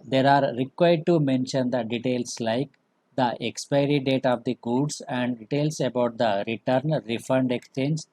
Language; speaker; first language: English; non-native, local second language; Telugu